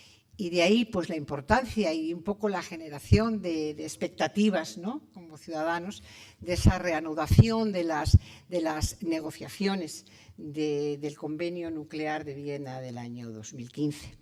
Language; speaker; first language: Spanish; native; Spanish